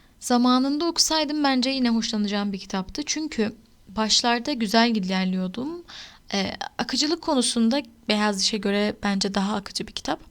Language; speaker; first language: Turkish; native; Turkish